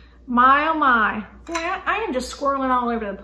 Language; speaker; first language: English; native; English